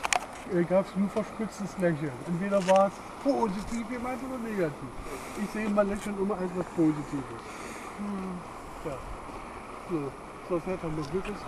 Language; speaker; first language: German; native; German